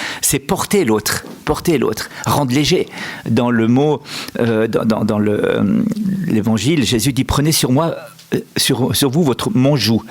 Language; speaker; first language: French; native; French